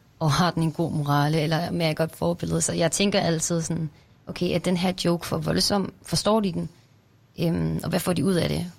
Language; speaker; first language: Danish; native; Danish